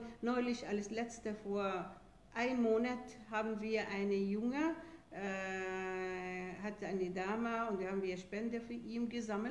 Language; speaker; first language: German; non-native, fluent; Arabic